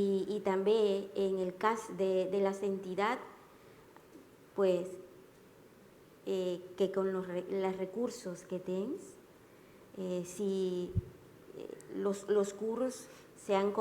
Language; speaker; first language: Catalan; non-native, learner; Spanish